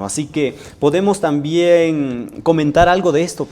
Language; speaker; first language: Spanish; native; Spanish